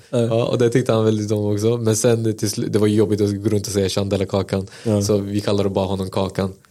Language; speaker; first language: Swedish; early bilingual, other home language; Spanish